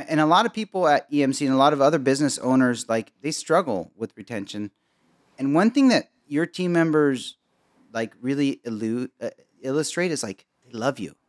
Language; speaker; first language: English; native; English